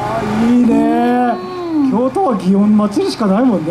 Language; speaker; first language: Japanese; native; Japanese